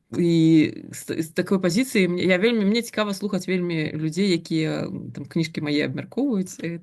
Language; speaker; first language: Belarusian; non-native, local second language; Russian